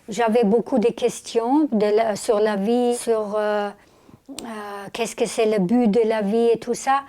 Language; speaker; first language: French; non-native, fluent; German